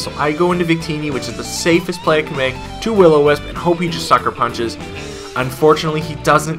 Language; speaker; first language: English; native; English